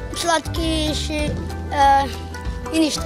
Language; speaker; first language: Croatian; early bilingual, heritage; Croatian